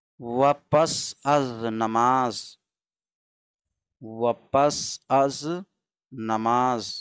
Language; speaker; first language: Persian; non-native, fluent; Urdu